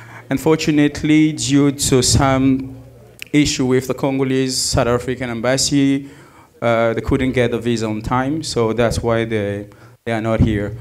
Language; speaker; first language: English; non-native, fluent; French